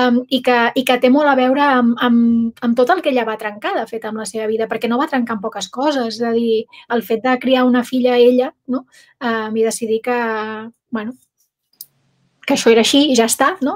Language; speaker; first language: Catalan; non-native, local second language; Spanish